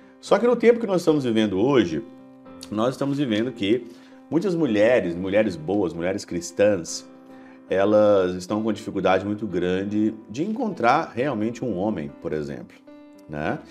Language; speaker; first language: Portuguese; native; Portuguese